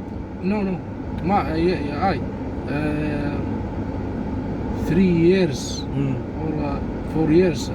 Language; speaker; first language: English; non-native, learner; Arabic